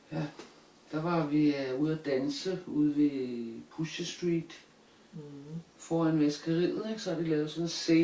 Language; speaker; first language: Danish; non-native, local second language; Kalaallisut